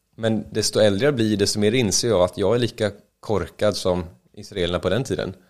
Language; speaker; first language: Swedish; native; Swedish